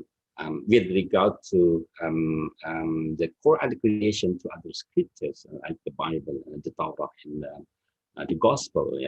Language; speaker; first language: English; non-native, fluent; Indonesian